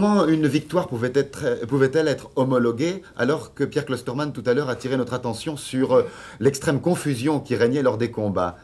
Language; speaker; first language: French; native; French